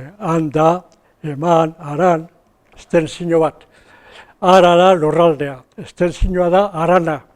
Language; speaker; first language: Basque; native; Basque